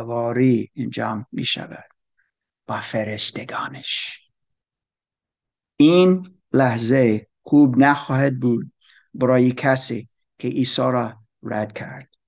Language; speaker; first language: Persian; non-native, learner; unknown